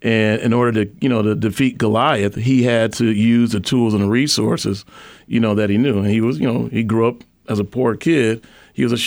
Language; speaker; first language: English; native; English